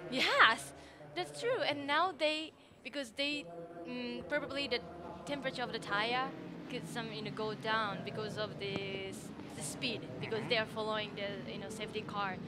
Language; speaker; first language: English; non-native, fluent; Japanese